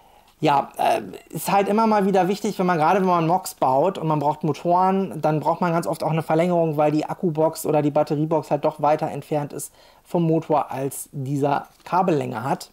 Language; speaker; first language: German; native; German